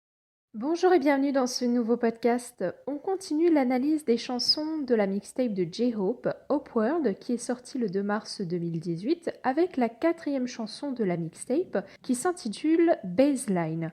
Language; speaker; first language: French; native; French